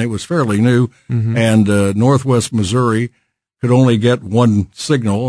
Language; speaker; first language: English; native; English